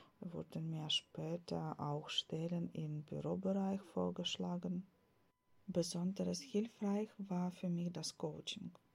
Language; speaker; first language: German; non-native, fluent; Ukrainian